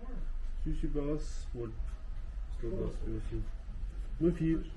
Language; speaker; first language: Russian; non-native, local second language; Yakut